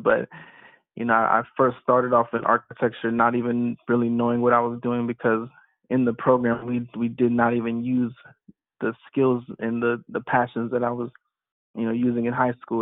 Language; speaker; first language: English; native; English